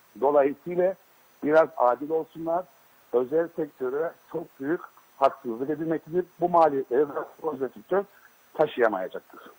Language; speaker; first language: Turkish; native; Turkish